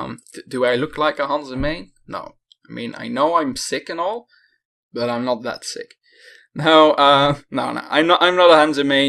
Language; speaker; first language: English; non-native, fluent; Dutch